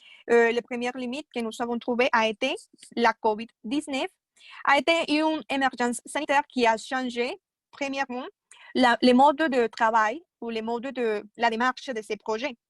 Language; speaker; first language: French; non-native, fluent; Spanish